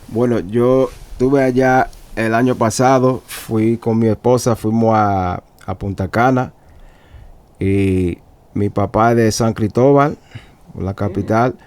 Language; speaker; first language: Spanish; early bilingual, heritage; Spanish